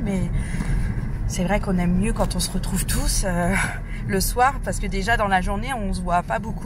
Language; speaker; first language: French; native; French